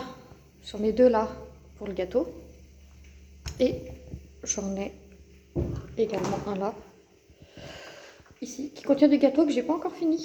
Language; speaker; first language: French; native; French